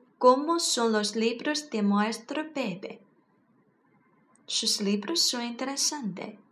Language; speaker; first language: Spanish; non-native, learner; Chinese